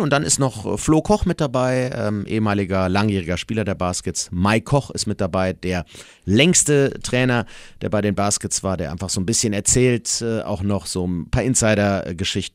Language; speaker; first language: German; native; German